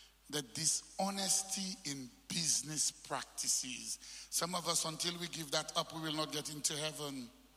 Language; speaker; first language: English; non-native, local second language; French